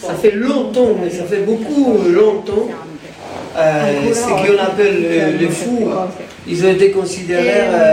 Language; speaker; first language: French; non-native, fluent; Spanish